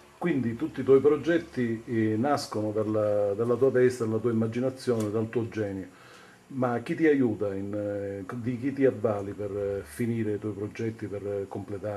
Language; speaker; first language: Italian; native; Italian